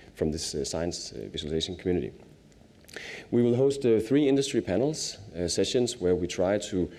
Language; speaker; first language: English; non-native, fluent; Danish